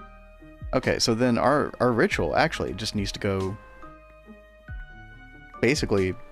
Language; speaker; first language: English; native; English